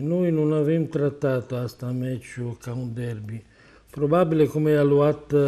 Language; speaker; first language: Romanian; non-native, learner; Italian